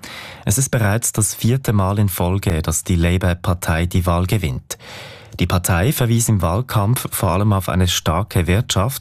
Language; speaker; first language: German; native; German